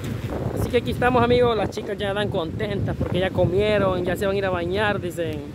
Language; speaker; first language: Spanish; native; Spanish